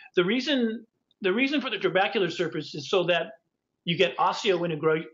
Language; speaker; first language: English; native; English